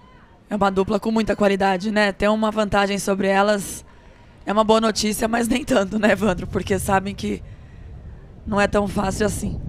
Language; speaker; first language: Portuguese; native; Portuguese